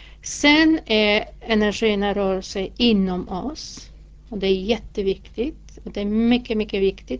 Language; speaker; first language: Swedish; non-native, fluent; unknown